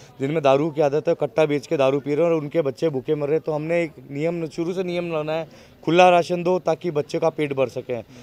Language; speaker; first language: Hindi; native; Hindi